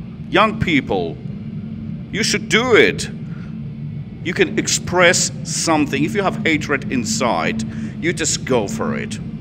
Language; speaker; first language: English; non-native, fluent; Finnish